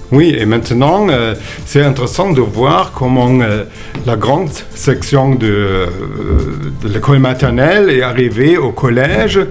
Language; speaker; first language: French; non-native, fluent; German